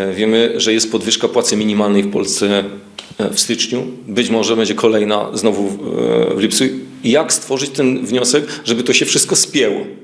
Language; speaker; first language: Polish; native; Polish